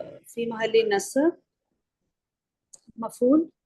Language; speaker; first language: Arabic; non-native, learner; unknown